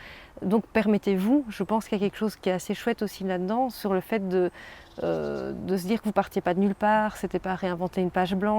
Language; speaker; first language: French; native; French